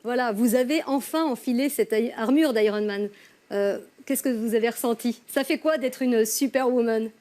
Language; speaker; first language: French; native; French